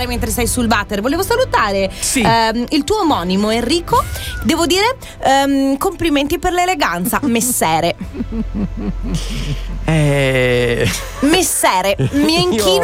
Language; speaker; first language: Italian; non-native, local second language; Sicilian